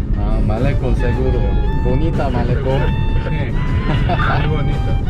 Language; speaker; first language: Spanish; non-native, learner; Korean